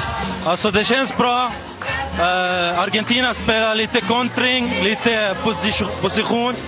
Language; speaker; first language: Swedish; non-native, learner; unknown